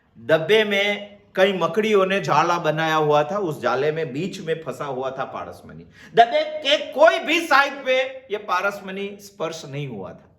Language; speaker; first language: Hindi; non-native, local second language; Gujarati